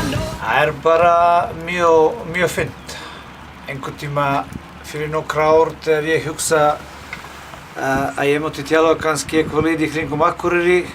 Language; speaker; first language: Icelandic; non-native, learner; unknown